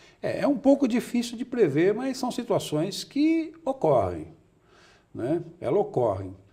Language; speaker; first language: Portuguese; native; Portuguese